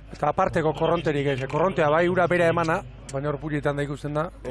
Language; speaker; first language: Basque; native; Basque